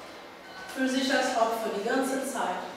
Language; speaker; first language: German; non-native, learner; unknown